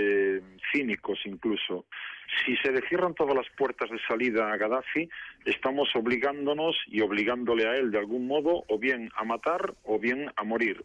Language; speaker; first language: Spanish; native; Spanish